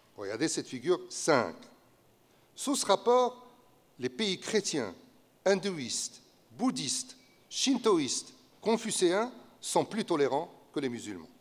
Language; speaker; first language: French; non-native, local second language; Arabic